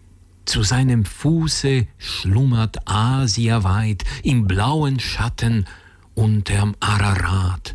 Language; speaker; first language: German; native; German